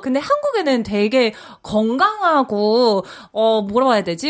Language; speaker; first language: Korean; non-native, fluent; English